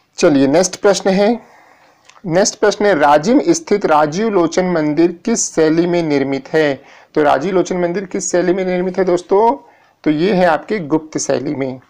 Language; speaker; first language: Hindi; native; Hindi